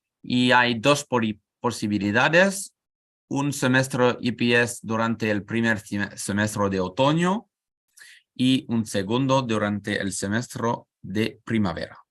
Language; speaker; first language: Spanish; non-native, learner; French